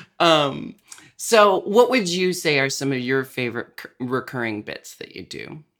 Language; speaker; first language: English; native; English